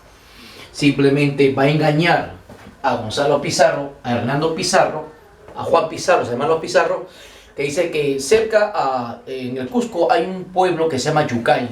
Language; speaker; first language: Spanish; native; Spanish